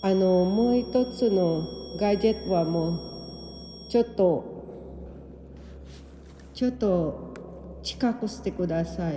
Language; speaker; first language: Japanese; non-native, learner; Filipino